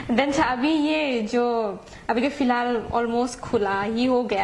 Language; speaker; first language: Hindi; non-native, local second language; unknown